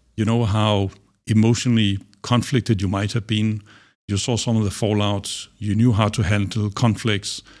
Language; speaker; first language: English; non-native, fluent; Danish